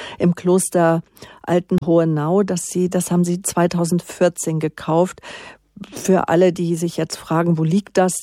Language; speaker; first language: German; native; German